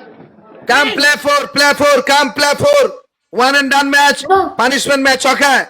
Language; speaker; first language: English; non-native, learner; Bangla